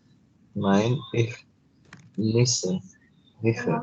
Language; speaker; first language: German; non-native, learner; Indonesian